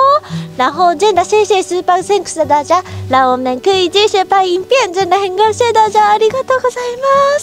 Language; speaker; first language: Chinese; non-native, fluent; Japanese